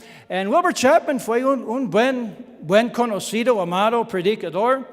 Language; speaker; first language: Spanish; non-native, learner; English